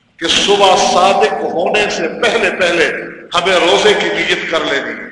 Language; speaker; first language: Urdu; native; Urdu